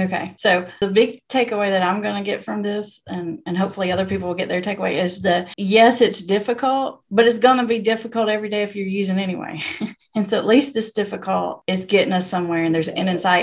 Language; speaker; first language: English; native; English